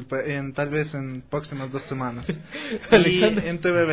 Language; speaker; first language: Spanish; non-native, fluent; Russian